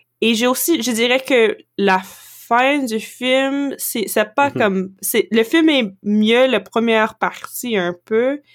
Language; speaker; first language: French; non-native, local second language; English